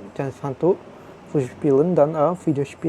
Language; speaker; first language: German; non-native, learner; Indonesian